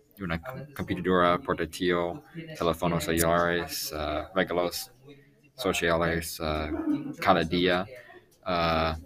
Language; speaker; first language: Spanish; non-native, learner; English